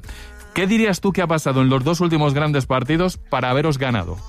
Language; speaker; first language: Spanish; native; Spanish